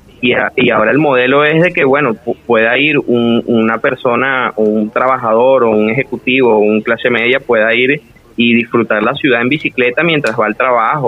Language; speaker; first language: Spanish; native; Spanish